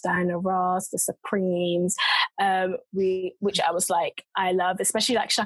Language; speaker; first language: English; native; English